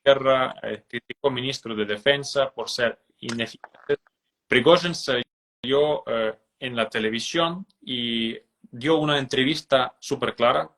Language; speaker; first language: Spanish; non-native, fluent; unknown